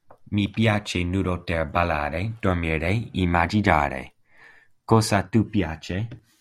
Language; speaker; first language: Italian; non-native, learner; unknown